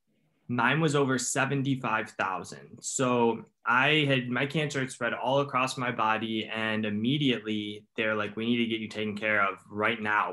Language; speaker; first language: English; native; English